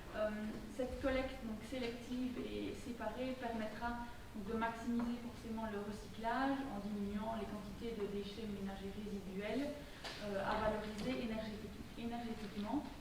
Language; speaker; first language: French; native; French